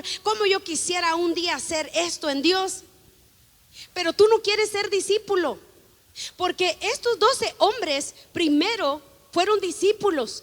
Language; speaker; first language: Spanish; native; Spanish